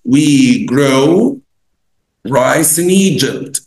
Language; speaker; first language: English; non-native, fluent; Arabic